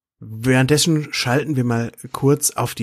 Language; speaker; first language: German; native; German